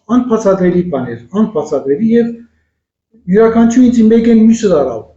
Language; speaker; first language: Armenian; early bilingual, heritage; Armenian